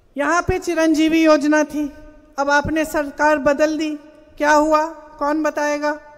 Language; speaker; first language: Hindi; native; Hindi